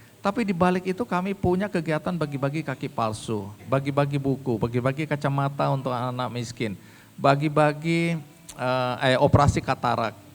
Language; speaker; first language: Indonesian; native; Indonesian